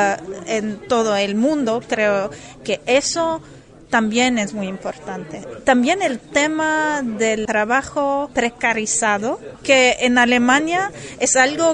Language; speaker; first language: Spanish; non-native, fluent; German